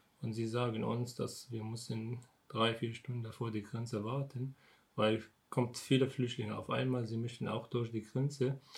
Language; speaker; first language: German; non-native, learner; Arabic